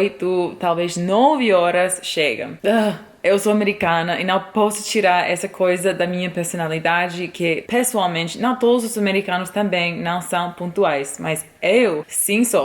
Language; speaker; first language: Portuguese; non-native, fluent; English